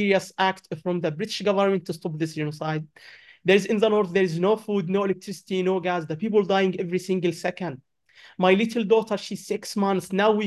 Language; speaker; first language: English; non-native, learner; Arabic